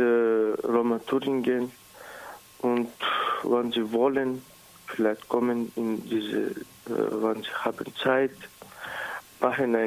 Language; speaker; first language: German; non-native, learner; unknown